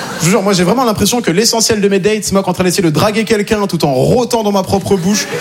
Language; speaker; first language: French; native; French